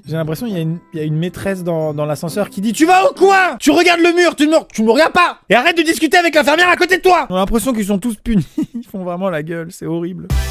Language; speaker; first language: French; native; French